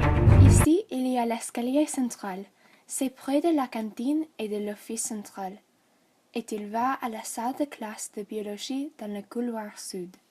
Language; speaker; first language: French; non-native, learner; English